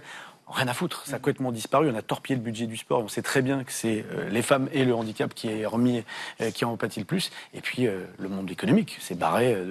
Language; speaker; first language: French; native; French